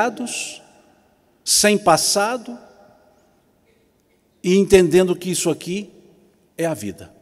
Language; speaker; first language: Portuguese; native; Portuguese